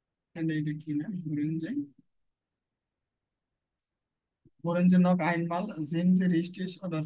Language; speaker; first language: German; non-native, fluent; Bangla